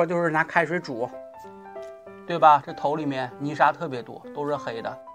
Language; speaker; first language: Chinese; native; Chinese